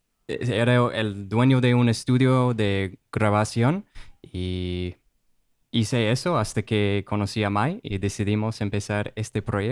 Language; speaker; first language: Spanish; non-native, fluent; English